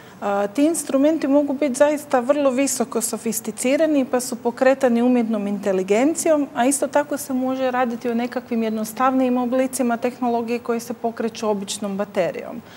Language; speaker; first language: Croatian; native; Croatian